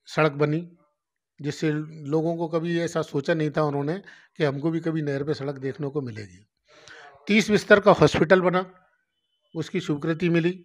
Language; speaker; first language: Hindi; native; Hindi